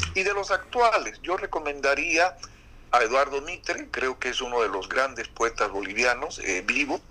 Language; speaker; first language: Spanish; native; Spanish